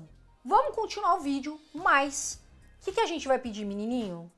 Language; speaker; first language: Portuguese; native; Portuguese